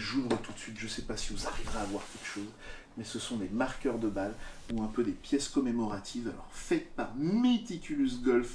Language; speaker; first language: French; native; French